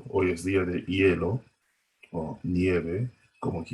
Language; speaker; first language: Spanish; non-native, fluent; English